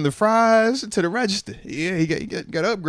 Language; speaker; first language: English; native; English